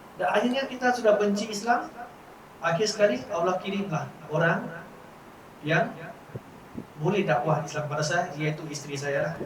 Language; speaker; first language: Malay; non-native, local second language; Chinese